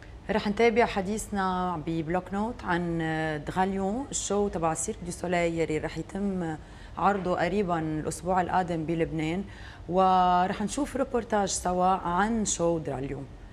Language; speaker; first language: Arabic; native; Arabic